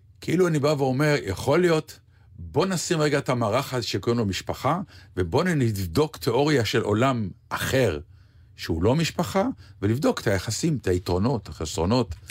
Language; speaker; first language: Hebrew; native; Hebrew